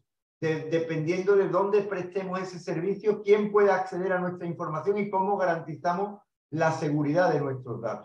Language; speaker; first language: Spanish; native; Spanish